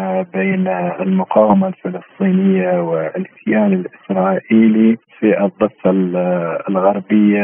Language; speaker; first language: Arabic; native; Arabic